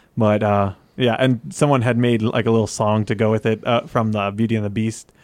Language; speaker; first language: English; native; English